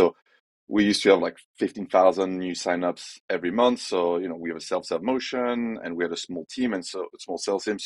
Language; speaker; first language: English; non-native, fluent; French